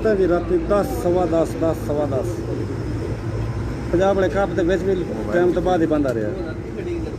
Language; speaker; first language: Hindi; non-native, local second language; Punjabi